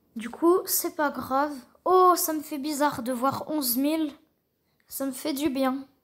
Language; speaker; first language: French; native; French